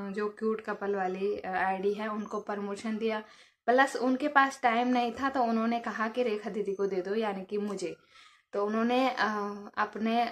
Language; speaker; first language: Hindi; native; Hindi